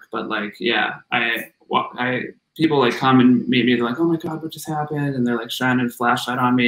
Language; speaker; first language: English; native; English